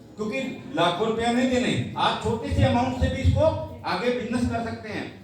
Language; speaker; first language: Hindi; native; Hindi